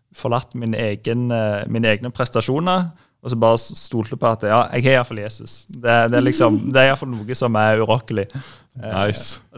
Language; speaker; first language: Norwegian; native; Norwegian